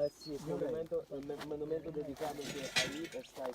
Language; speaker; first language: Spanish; non-native, fluent; Ukrainian